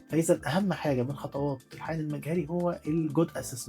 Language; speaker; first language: Arabic; native; Arabic